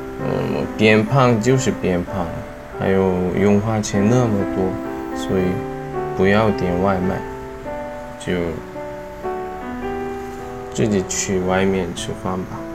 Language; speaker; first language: Chinese; non-native, fluent; Korean